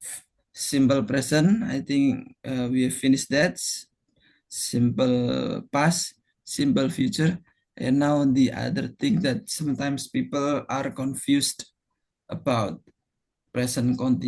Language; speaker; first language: English; non-native, fluent; Indonesian